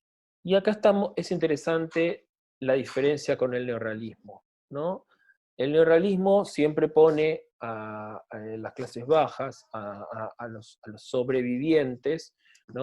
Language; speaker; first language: Spanish; native; Spanish